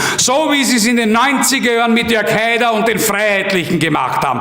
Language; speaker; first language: German; native; German